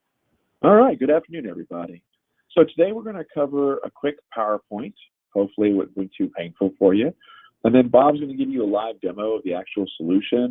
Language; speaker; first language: English; native; English